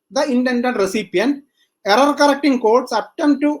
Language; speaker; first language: English; non-native, local second language; Malayalam